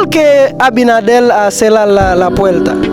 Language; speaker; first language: Spanish; non-native, learner; Haitian Creole